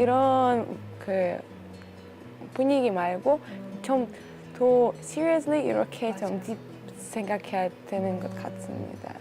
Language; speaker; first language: Korean; non-native, learner; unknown